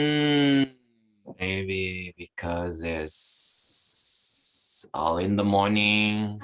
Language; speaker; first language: English; non-native, learner; Japanese